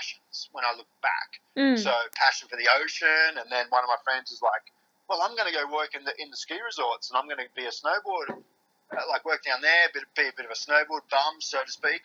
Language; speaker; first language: English; native; English